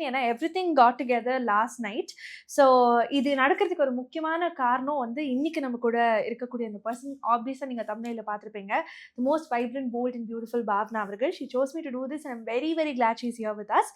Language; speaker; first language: Tamil; native; Tamil